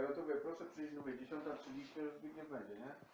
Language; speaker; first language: Polish; native; Polish